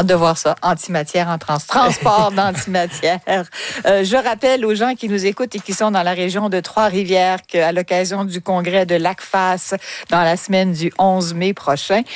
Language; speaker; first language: French; native; French